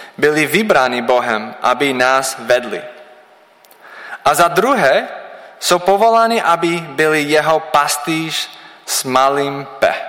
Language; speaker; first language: Czech; non-native, learner; English